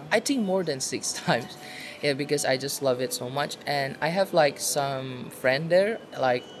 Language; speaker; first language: English; non-native, fluent; Indonesian